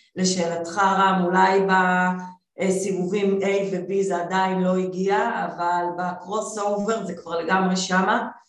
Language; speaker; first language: Hebrew; native; Hebrew